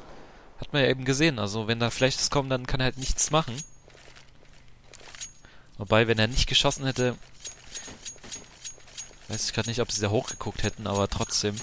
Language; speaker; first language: German; native; German